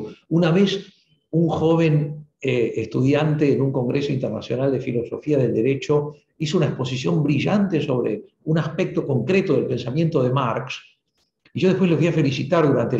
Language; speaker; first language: Spanish; native; Spanish